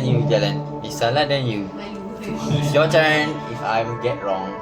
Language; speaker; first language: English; non-native, local second language; Malay